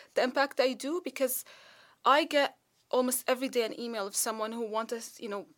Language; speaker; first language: English; non-native, fluent; Arabic